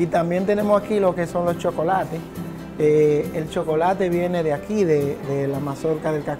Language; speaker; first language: Spanish; native; Spanish